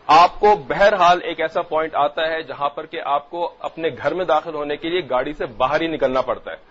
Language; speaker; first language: Urdu; native; Urdu